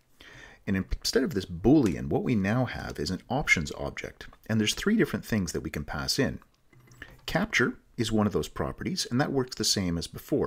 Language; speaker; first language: English; native; English